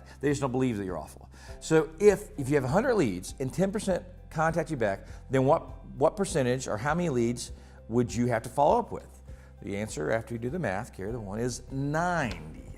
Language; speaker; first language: English; native; English